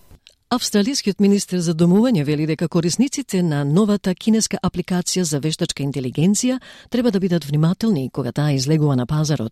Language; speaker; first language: Macedonian; native; Macedonian